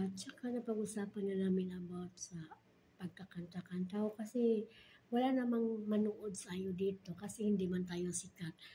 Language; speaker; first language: Filipino; non-native, local second language; Cebuano